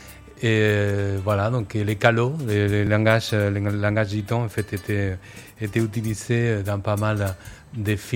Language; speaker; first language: French; non-native, fluent; Spanish